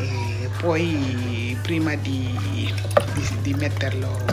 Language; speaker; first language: Italian; non-native, fluent; Wolof